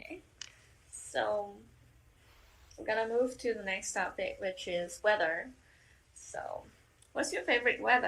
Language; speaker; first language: English; non-native, fluent; Vietnamese